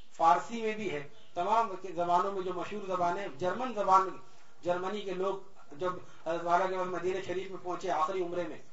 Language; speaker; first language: Urdu; native; Urdu